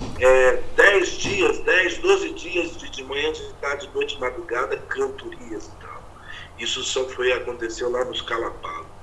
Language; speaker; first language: Portuguese; native; Portuguese